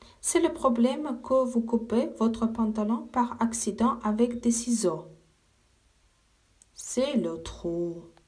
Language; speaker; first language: French; non-native, fluent; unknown